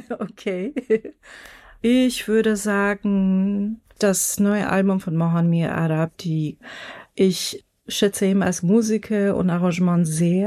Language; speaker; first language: German; non-native, fluent; Persian